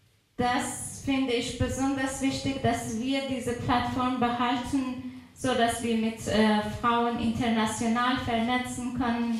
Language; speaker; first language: German; non-native, fluent; Persian